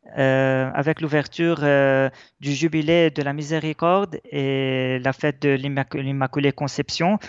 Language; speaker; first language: French; non-native, local second language; Arabic